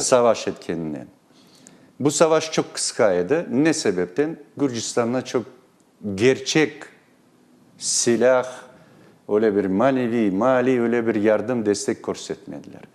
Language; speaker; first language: Turkish; non-native, learner; Crimean Tatar